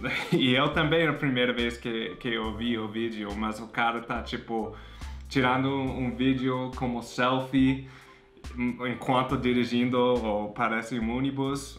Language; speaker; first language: Portuguese; non-native, fluent; English